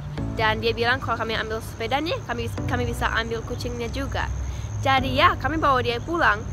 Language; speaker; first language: Indonesian; non-native, fluent; English